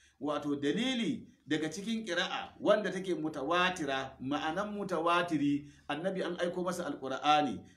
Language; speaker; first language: Hausa; non-native, local second language; Fula